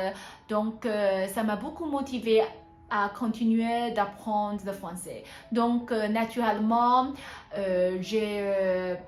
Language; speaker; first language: French; non-native, fluent; Hakka Chinese